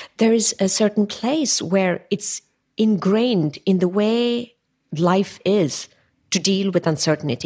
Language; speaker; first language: English; non-native, local second language; Tamil